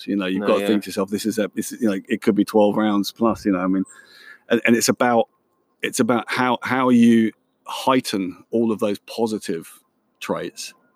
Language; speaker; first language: English; native; English